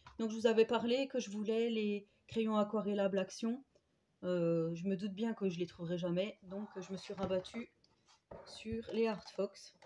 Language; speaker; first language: French; native; French